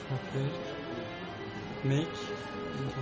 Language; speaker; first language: English; non-native, learner; Turkish